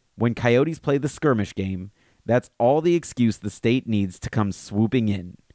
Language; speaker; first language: English; native; English